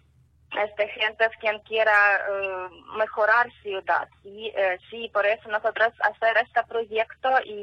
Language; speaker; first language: Spanish; non-native, learner; Ukrainian